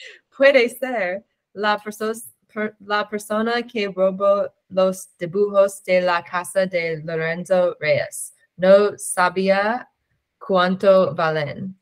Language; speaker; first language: Spanish; non-native, learner; English